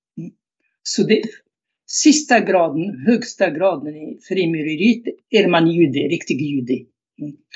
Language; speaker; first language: Swedish; non-native, fluent; Arabic